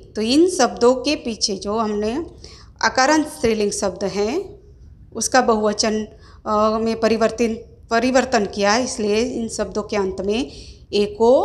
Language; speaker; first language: Hindi; non-native, local second language; Gujarati